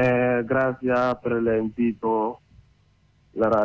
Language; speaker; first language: Italian; non-native, learner; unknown